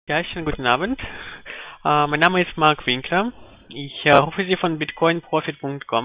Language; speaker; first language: German; non-native, fluent; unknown